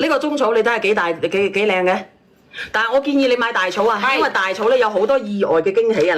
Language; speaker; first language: Cantonese; native; Cantonese